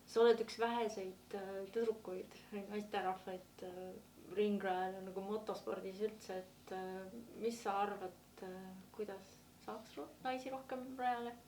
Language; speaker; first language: Estonian; native; Estonian